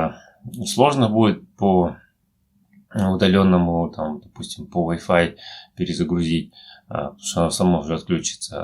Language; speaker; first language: Russian; native; Russian